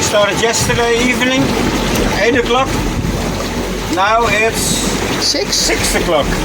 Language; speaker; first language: English; non-native, fluent; Dutch